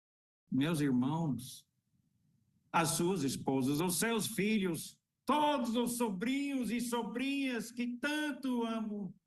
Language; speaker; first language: Portuguese; non-native, fluent; English